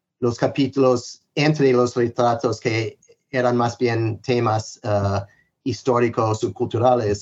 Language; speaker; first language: Spanish; non-native, fluent; English